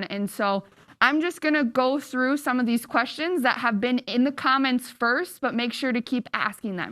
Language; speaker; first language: English; native; English